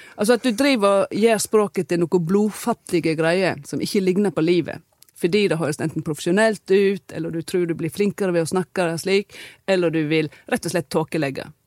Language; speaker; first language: Norwegian; native; Norwegian